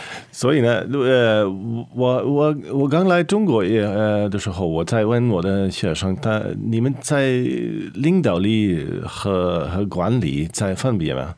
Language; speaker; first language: Chinese; non-native, learner; Norwegian